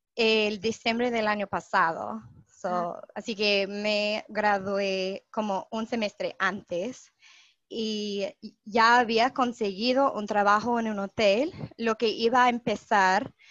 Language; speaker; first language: Spanish; non-native, fluent; English